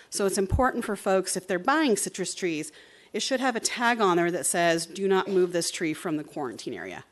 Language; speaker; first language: English; native; English